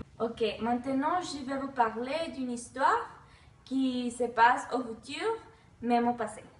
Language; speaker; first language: French; non-native, learner; Spanish